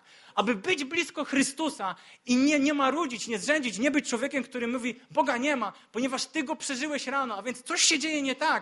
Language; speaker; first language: Polish; native; Polish